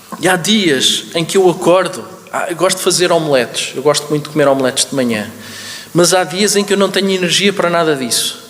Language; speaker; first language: Portuguese; native; Portuguese